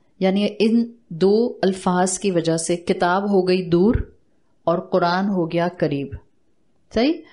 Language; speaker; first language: Urdu; native; Urdu